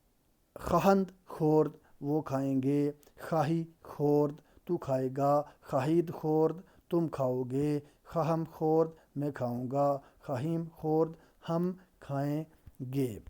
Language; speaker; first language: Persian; non-native, fluent; Urdu